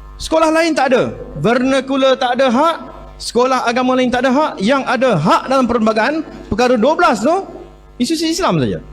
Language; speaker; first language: Malay; native; Malay